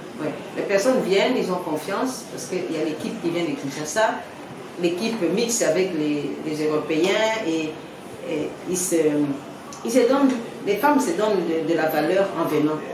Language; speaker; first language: French; non-native, local second language; Lingala